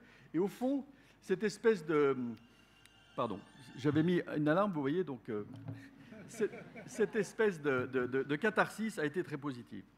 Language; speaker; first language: French; native; French